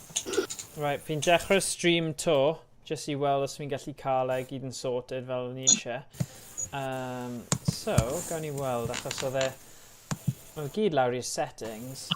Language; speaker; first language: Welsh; non-native, local second language; English